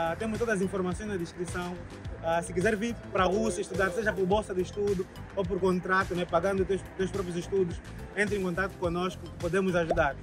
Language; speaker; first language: Portuguese; native; Portuguese